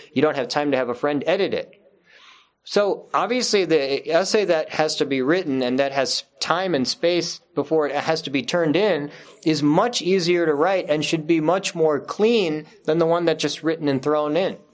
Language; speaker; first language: English; native; English